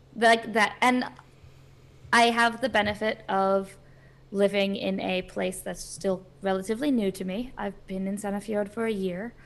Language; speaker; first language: English; native; English